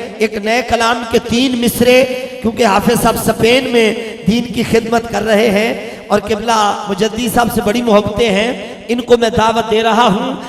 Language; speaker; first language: Urdu; non-native, local second language; Punjabi